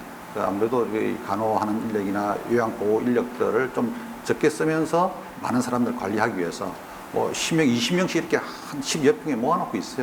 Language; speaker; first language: Korean; native; Korean